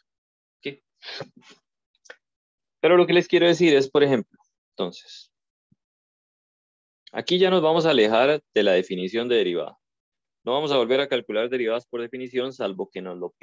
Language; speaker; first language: Spanish; native; Spanish